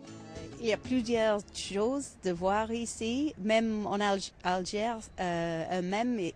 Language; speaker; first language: French; non-native, learner; English